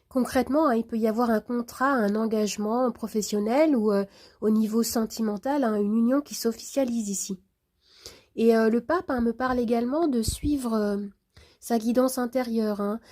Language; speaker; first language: French; native; French